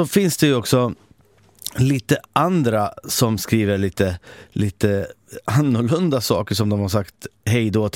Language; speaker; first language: Swedish; native; Swedish